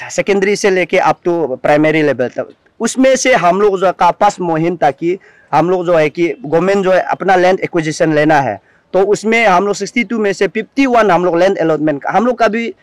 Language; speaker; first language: Hindi; non-native, local second language; Nyishi